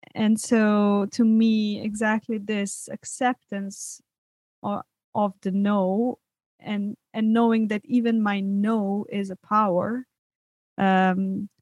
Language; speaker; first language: English; non-native, fluent; Serbian